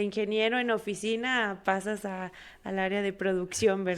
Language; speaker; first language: Spanish; native; Spanish